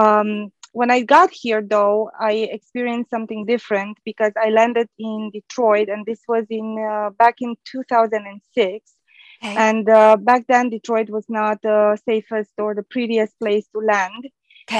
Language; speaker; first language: English; non-native, fluent; Romanian